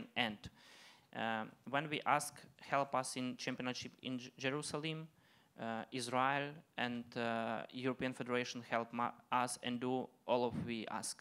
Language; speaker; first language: English; non-native, learner; Ukrainian